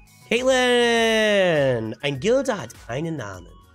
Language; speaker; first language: German; non-native, learner; English